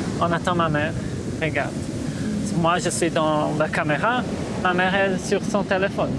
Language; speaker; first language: French; non-native, fluent; Portuguese